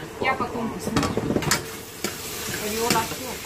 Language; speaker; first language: Italian; non-native, learner; Russian